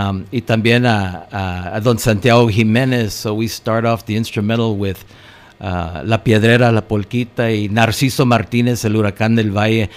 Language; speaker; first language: Spanish; early bilingual, heritage; Spanish